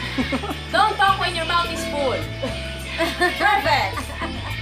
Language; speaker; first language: English; non-native, local second language; Filipino